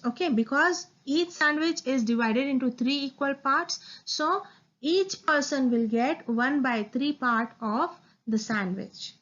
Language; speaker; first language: English; non-native, local second language; Hindi